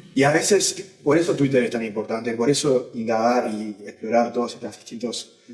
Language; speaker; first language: Spanish; native; Spanish